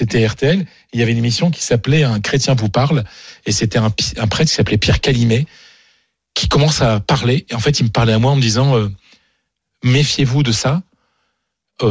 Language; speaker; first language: French; native; French